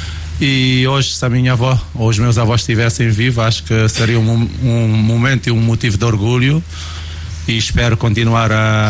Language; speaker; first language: Portuguese; non-native, local second language; Kabuverdianu